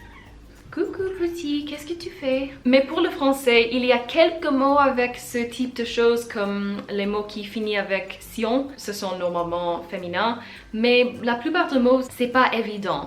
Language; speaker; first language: French; non-native, learner; English